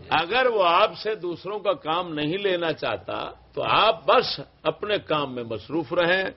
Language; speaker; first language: Urdu; non-native, local second language; Punjabi